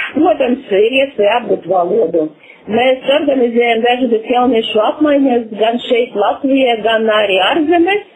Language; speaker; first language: Latvian; non-native, local second language; Russian